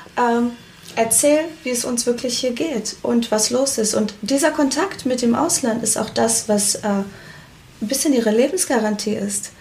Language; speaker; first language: German; early bilingual, other home language; Portuguese